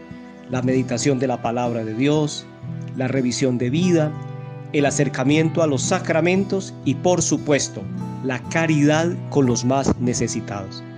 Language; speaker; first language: Spanish; native; Spanish